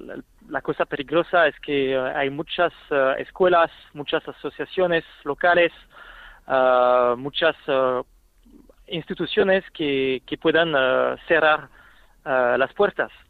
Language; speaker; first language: Spanish; non-native, fluent; French